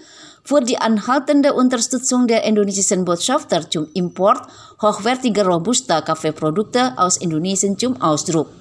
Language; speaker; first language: German; non-native, fluent; Indonesian